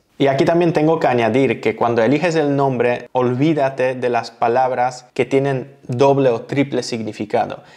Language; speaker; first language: Spanish; non-native, fluent; Polish